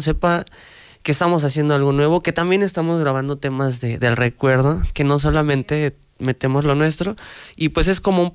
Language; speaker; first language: Spanish; native; Spanish